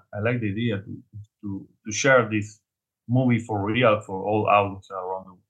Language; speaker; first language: English; non-native, learner; Spanish